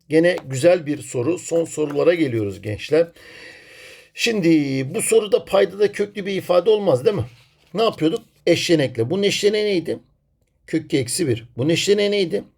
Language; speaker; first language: Turkish; native; Turkish